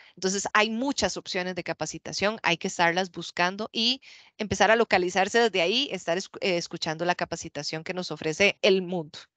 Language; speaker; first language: Spanish; native; Spanish